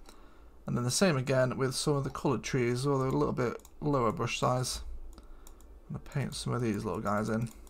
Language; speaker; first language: English; native; English